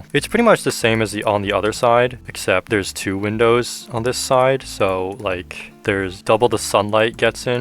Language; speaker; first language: English; native; English